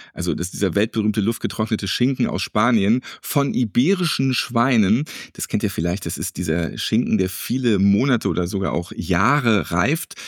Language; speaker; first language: German; native; German